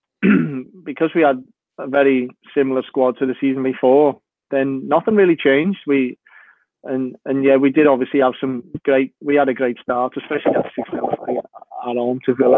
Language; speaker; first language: English; native; English